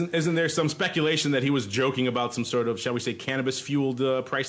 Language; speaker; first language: English; native; English